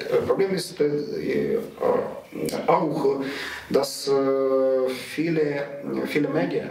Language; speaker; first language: German; non-native, learner; Ukrainian